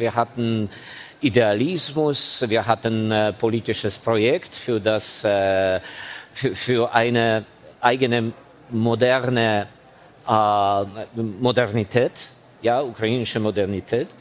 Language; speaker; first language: German; non-native, fluent; Ukrainian